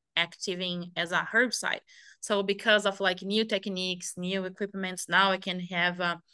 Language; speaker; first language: English; non-native, fluent; Portuguese